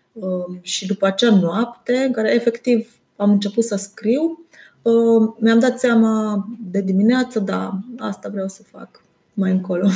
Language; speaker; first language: Romanian; non-native, local second language; German